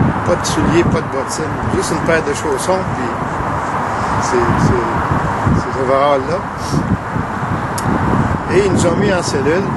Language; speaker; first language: French; native; French